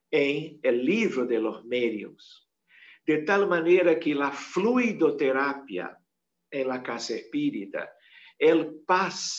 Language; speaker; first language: Spanish; non-native, fluent; Portuguese